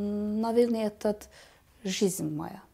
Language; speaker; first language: Russian; non-native, learner; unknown